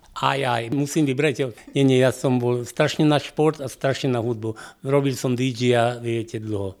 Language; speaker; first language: Slovak; non-native, local second language; Hungarian